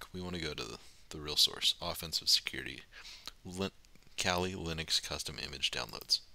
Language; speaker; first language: English; native; English